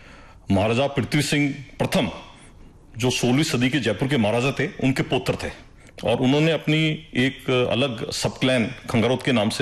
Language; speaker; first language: Hindi; native; Hindi